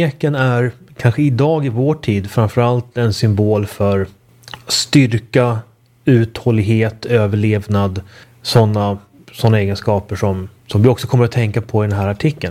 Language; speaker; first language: Swedish; native; Swedish